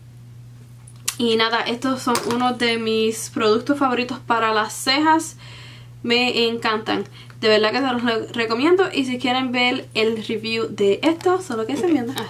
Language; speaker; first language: Spanish; early bilingual, heritage; Spanish